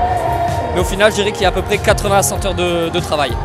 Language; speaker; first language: French; native; French